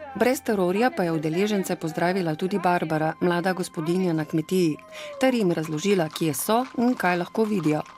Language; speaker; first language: Slovenian; native; Slovenian